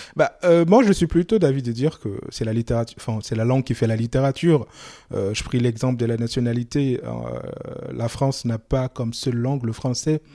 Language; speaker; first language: French; non-native, local second language; Soninke